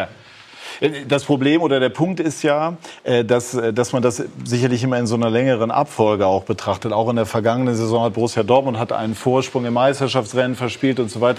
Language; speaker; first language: German; native; German